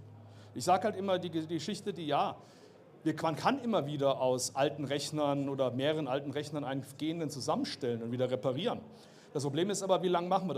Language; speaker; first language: German; native; German